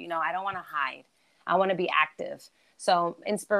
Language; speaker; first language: English; non-native, fluent; German